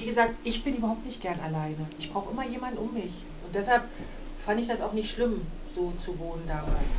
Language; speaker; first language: German; native; German